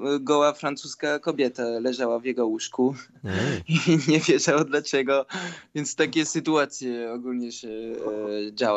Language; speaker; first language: Polish; early bilingual, heritage; Polish